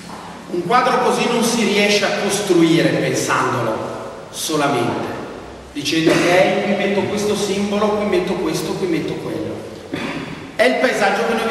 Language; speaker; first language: Italian; native; Italian